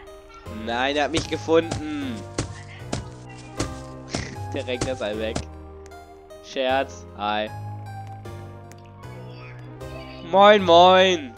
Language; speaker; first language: German; native; German